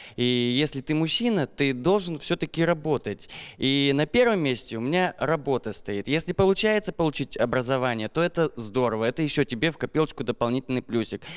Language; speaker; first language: Russian; native; Russian